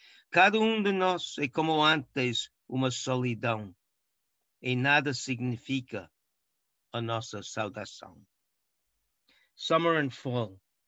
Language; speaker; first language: Portuguese; non-native, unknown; English